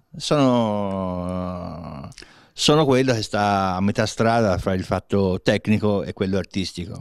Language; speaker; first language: Italian; native; Italian